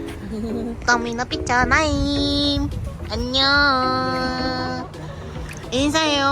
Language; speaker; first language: Korean; non-native, learner; Mongolian